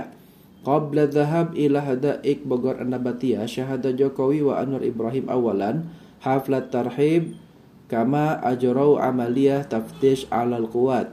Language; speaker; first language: Arabic; non-native, fluent; Indonesian